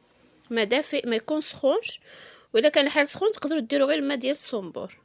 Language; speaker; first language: Arabic; native; Arabic